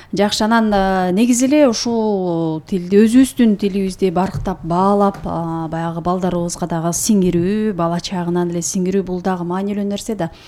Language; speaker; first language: Kyrgyz; native; Kyrgyz